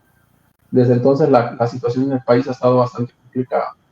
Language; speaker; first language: Spanish; native; Spanish